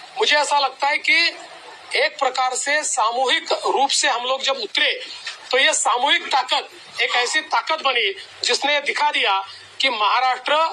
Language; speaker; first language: Hindi; non-native, local second language; Marathi